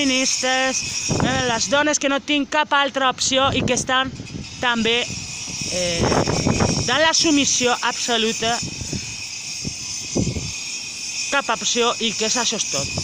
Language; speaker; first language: Catalan; non-native, local second language; Spanish